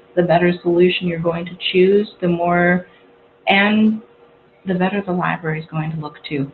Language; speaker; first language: English; native; English